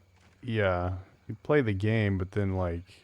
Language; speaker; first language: English; native; English